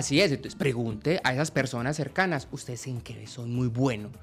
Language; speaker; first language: Spanish; native; Spanish